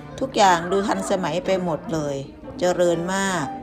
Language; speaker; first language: Thai; native; Thai